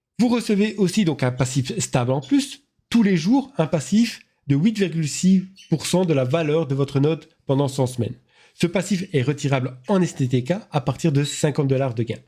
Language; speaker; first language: French; native; French